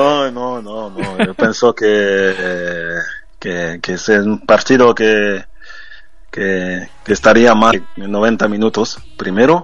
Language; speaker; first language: Spanish; non-native, fluent; French